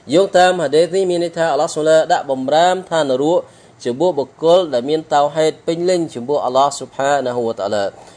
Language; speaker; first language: Khmer; non-native, local second language; Eastern Cham